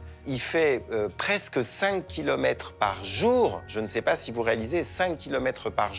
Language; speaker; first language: French; native; French